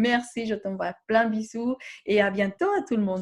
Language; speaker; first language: French; non-native, fluent; Spanish